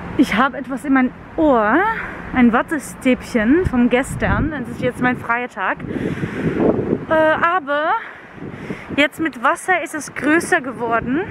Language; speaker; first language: German; non-native, fluent; Dutch